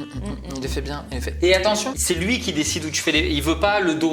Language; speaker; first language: French; native; French